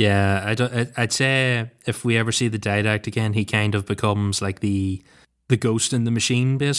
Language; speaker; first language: English; native; English